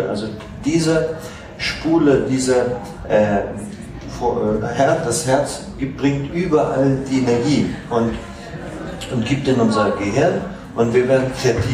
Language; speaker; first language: German; non-native, fluent; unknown